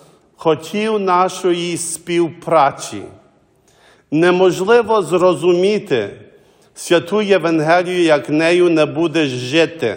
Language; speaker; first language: Ukrainian; early bilingual, heritage; Ukrainian